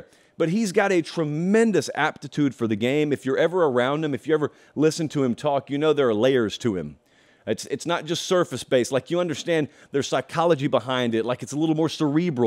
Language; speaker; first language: English; native; English